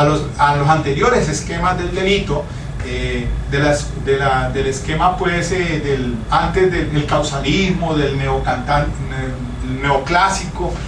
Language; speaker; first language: Spanish; native; Spanish